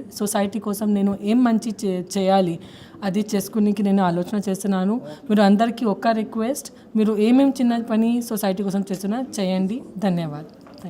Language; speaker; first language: Telugu; non-native, local second language; Hindi